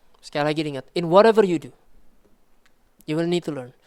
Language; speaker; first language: English; non-native, local second language; Indonesian